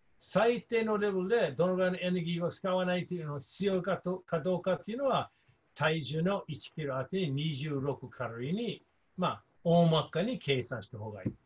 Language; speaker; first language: Japanese; non-native, fluent; English